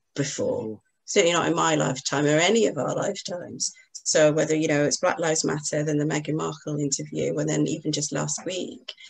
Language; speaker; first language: English; native; English